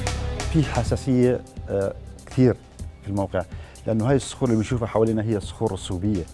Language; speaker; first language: Arabic; native; Arabic